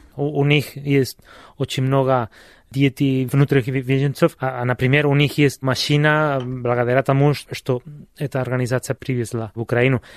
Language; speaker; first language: Russian; non-native, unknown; Spanish